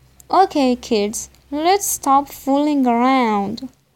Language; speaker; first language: English; non-native, fluent; Persian